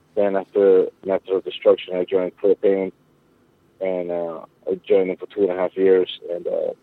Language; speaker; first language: English; early bilingual, other home language; Spanish